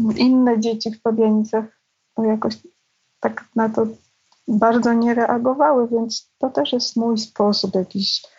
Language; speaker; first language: Polish; native; Polish